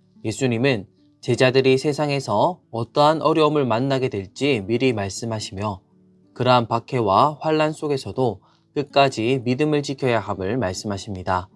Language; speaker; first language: Korean; native; Korean